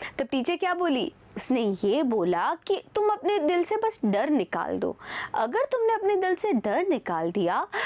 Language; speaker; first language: Hindi; native; Hindi